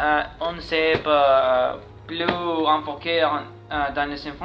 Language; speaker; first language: French; non-native, learner; Spanish